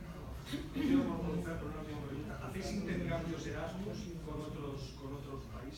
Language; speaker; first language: Spanish; native; Spanish